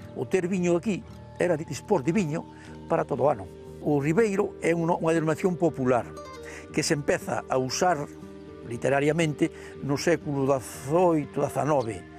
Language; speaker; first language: Galician; native; Galician